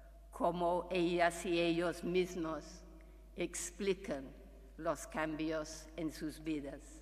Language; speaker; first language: Spanish; non-native, fluent; English